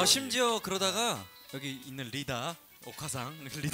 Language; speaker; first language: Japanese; non-native, learner; Korean